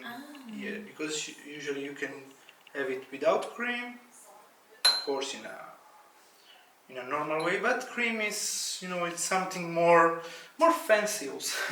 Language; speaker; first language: English; non-native, fluent; Italian